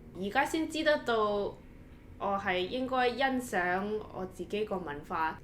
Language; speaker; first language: Cantonese; early bilingual, heritage; Cantonese